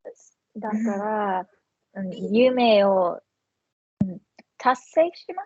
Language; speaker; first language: Japanese; non-native, fluent; English